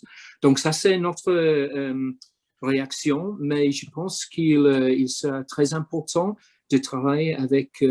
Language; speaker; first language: French; non-native, fluent; English